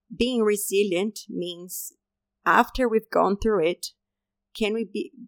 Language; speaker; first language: English; non-native, fluent; Portuguese